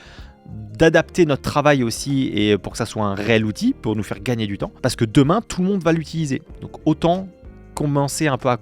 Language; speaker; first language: French; native; French